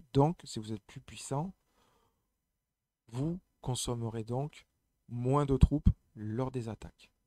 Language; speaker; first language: French; native; French